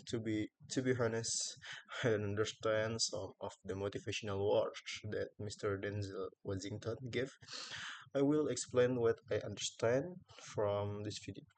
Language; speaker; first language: English; non-native, learner; Indonesian